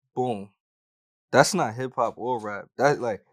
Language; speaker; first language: English; native; English